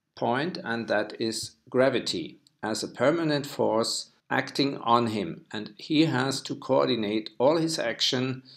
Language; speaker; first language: English; non-native, fluent; German